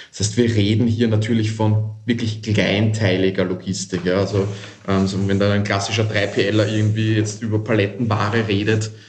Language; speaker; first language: German; native; German